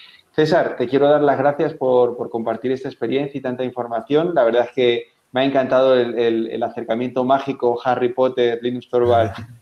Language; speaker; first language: Spanish; native; Spanish